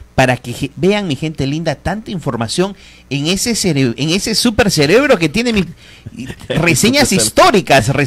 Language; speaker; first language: Spanish; native; Spanish